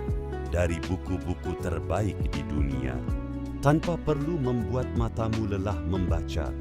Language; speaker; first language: Indonesian; native; Indonesian